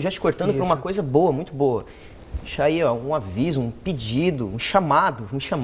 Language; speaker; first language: Portuguese; native; Portuguese